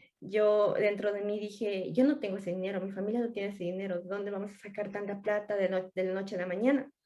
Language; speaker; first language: Spanish; native; Spanish